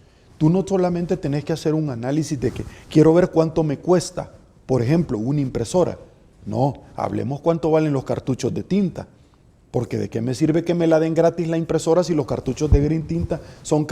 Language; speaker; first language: Spanish; native; Spanish